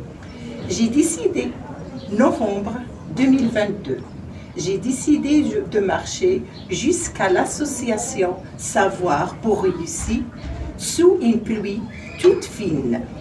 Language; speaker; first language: French; non-native, learner; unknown